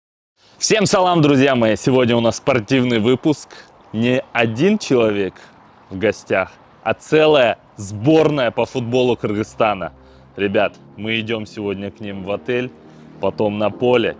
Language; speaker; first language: Russian; native; Russian